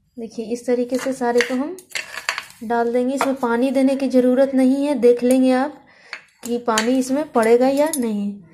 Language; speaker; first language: Hindi; native; Hindi